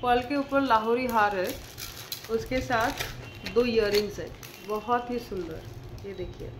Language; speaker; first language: Hindi; non-native, local second language; Bangla